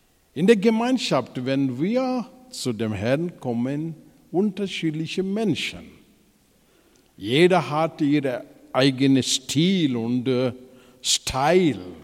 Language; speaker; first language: German; non-native, fluent; Telugu